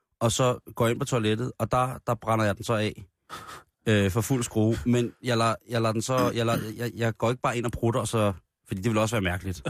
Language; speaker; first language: Danish; native; Danish